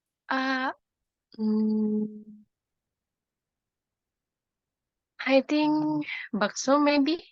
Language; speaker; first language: English; non-native, learner; Indonesian